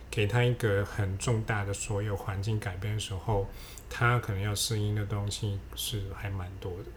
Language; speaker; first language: Chinese; non-native, fluent; Cantonese